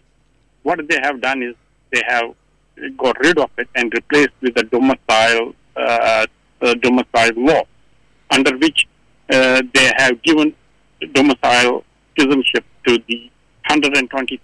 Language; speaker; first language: English; non-native, local second language; Kashmiri